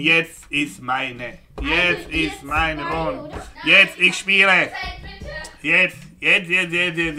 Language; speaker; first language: German; non-native, learner; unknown